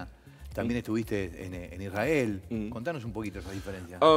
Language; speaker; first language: Spanish; native; Spanish